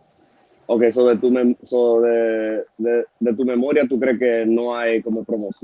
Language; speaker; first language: Spanish; early bilingual, heritage; Spanish